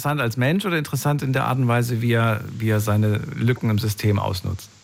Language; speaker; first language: German; native; German